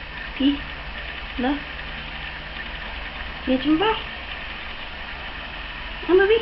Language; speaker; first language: French; native; French